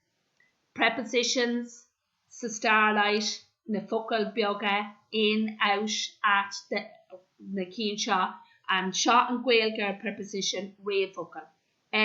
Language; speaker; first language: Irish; non-native, local second language; English